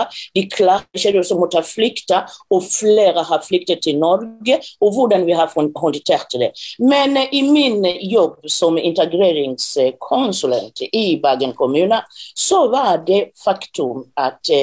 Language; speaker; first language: Norwegian; non-native, fluent; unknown